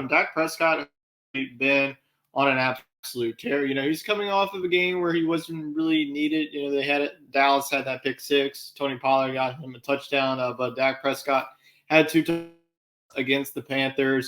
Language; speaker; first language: English; native; English